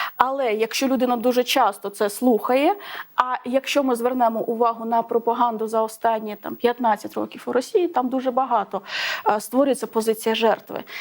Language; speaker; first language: Ukrainian; non-native, local second language; Russian